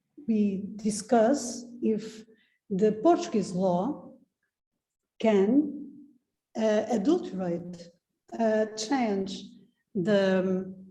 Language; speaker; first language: English; non-native, fluent; Portuguese